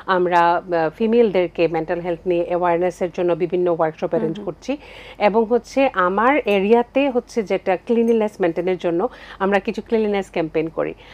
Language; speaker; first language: Bangla; native; Bangla